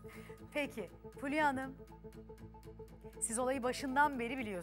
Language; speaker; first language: Turkish; native; Turkish